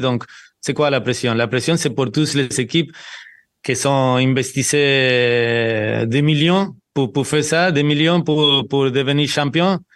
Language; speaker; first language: French; non-native, learner; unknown